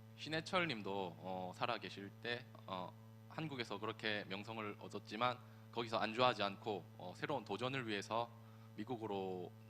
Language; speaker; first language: Korean; native; Korean